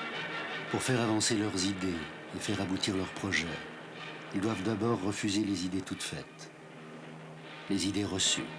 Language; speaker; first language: French; native; French